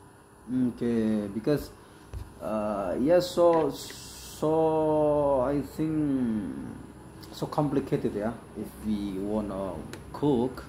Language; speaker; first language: English; non-native, learner; Indonesian